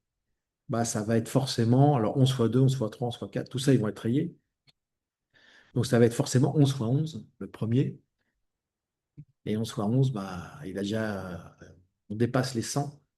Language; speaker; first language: French; native; French